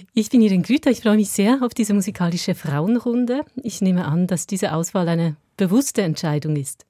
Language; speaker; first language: German; native; German